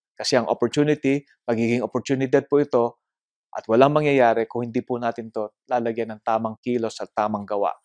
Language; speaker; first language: Filipino; native; Filipino